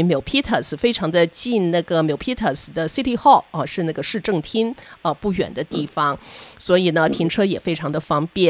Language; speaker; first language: Chinese; native; Chinese